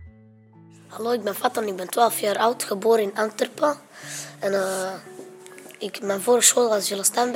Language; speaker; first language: Dutch; early bilingual, other home language; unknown